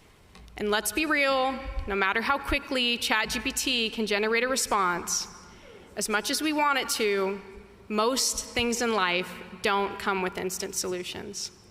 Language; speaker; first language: English; native; English